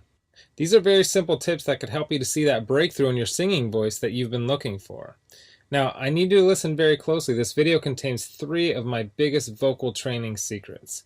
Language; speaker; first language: English; native; English